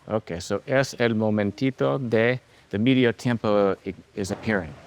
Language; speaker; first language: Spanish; non-native, learner; English